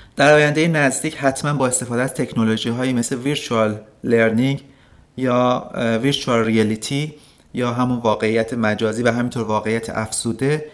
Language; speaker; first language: Persian; native; Persian